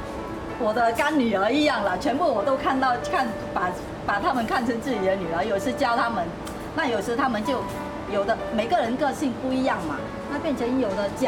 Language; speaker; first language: Chinese; early bilingual, other home language; Vietnamese